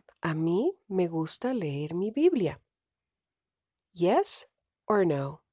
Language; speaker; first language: Spanish; native; Spanish